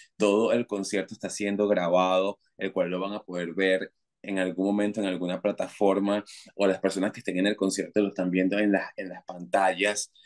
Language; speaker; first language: Spanish; native; Spanish